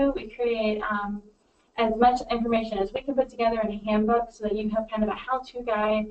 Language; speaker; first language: English; native; English